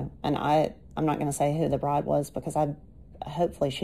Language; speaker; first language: English; native; English